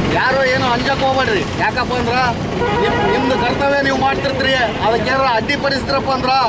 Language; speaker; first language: Kannada; native; Kannada